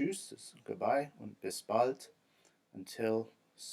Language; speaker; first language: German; non-native, fluent; English